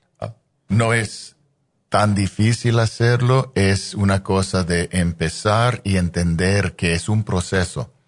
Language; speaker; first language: Spanish; non-native, fluent; English